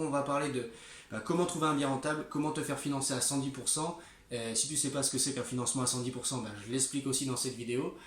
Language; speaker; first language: French; native; French